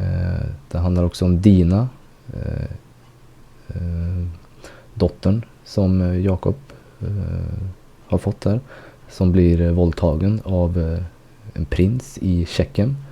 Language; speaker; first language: Swedish; native; Swedish